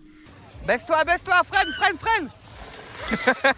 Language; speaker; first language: French; native; French